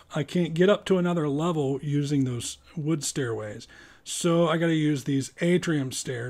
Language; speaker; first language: English; native; English